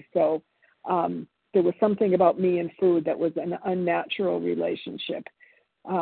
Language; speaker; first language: English; early bilingual, other home language; Italian